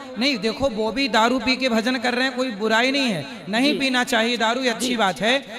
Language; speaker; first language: Hindi; native; Hindi